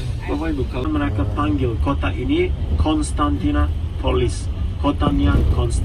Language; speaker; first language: Indonesian; non-native, fluent; Turkish